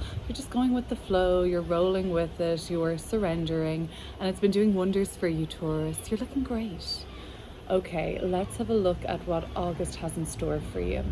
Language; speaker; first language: English; native; English